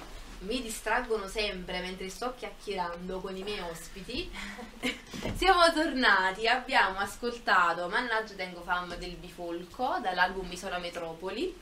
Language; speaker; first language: Italian; native; Italian